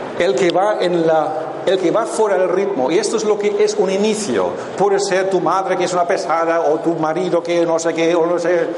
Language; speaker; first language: Spanish; non-native, fluent; German